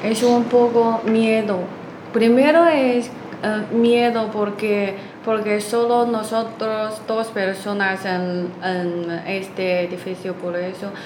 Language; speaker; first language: Spanish; non-native, learner; Chinese